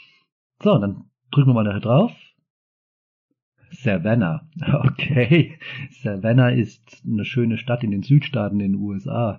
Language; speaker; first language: German; native; German